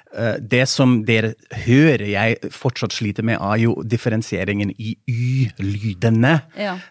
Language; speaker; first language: Norwegian; non-native, fluent; German